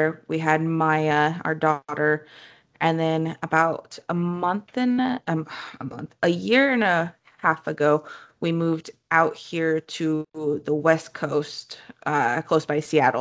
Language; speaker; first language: English; native; English